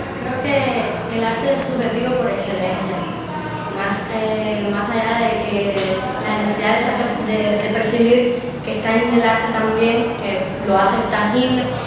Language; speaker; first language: Spanish; native; Spanish